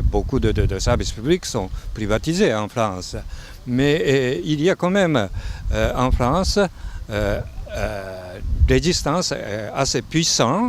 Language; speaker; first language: French; non-native, fluent; Japanese